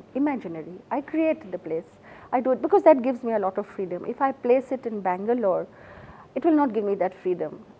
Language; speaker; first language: English; non-native, local second language; Assamese